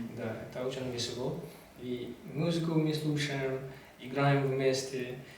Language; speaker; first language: Russian; non-native, learner; Malay